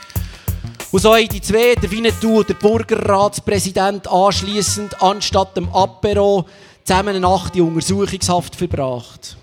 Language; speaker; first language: German; native; German